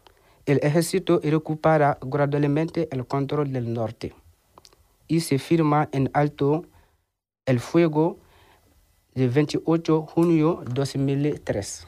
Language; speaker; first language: Spanish; non-native, learner; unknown